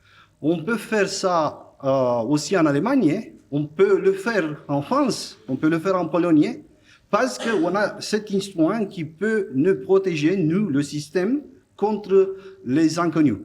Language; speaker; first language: French; non-native, fluent; Romanian